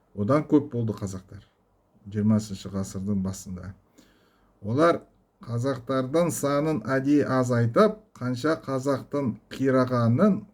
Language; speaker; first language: Kazakh; non-native, local second language; Russian